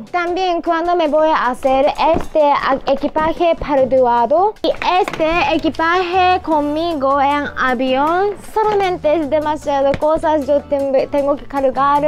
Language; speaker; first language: Spanish; non-native, learner; Japanese